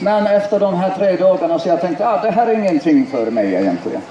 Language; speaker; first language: Swedish; non-native, fluent; Finnish